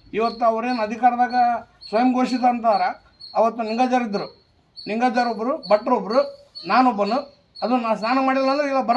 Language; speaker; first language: Kannada; native; Kannada